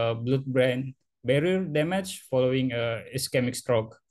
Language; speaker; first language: English; non-native, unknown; Indonesian